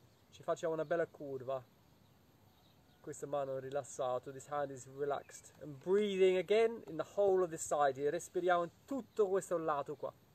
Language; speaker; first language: English; native; English